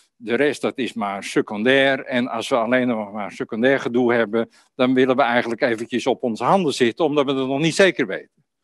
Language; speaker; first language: Dutch; native; Dutch